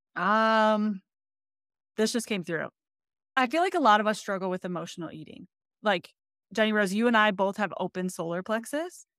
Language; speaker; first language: English; native; English